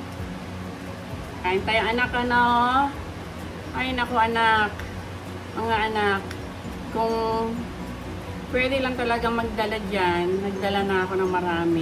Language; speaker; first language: Filipino; native; Filipino